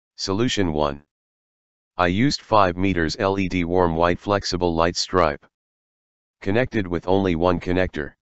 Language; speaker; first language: English; non-native, fluent; German